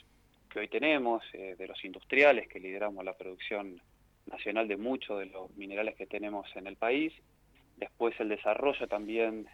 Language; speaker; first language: Spanish; native; Spanish